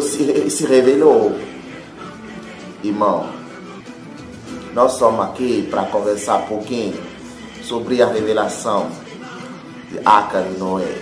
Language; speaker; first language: Portuguese; non-native, learner; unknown